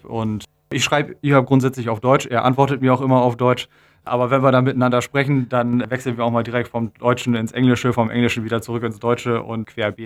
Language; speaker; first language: German; native; German